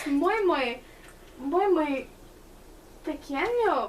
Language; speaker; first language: Spanish; non-native, learner; English